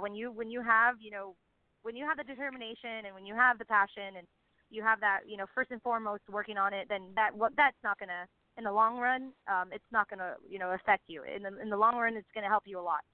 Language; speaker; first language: English; native; English